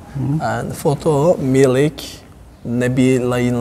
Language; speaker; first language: Indonesian; non-native, learner; Turkish